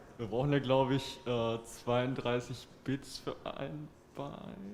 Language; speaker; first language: German; native; German